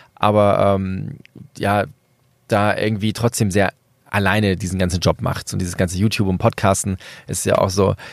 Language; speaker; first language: German; early bilingual, other home language; Spanish